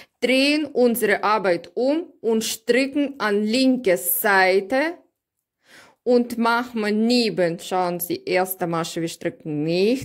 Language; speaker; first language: German; non-native, learner; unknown